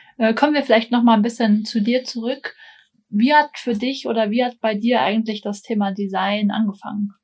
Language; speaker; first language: German; native; German